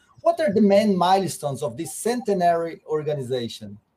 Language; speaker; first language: English; non-native, fluent; Portuguese